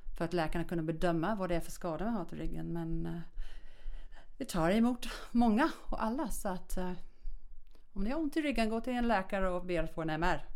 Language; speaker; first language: Swedish; non-native, fluent; English